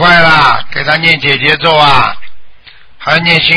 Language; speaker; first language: Chinese; native; Chinese